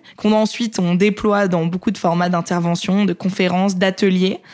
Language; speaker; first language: French; native; French